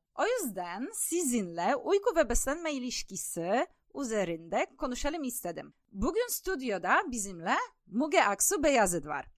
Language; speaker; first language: Turkish; non-native, fluent; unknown